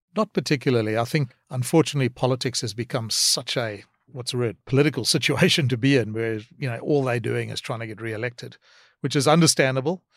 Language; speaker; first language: English; native; English